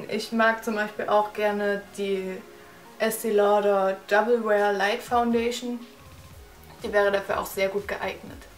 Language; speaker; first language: German; native; German